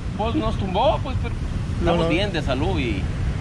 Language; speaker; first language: Spanish; native; Spanish